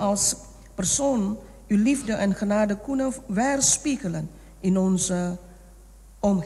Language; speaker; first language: Dutch; non-native, fluent; Indonesian